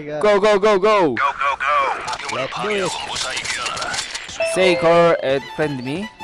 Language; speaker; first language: English; non-native, learner; Korean